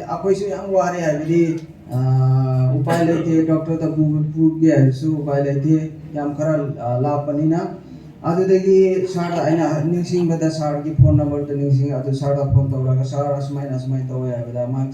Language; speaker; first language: Manipuri; non-native, local second language; Nepali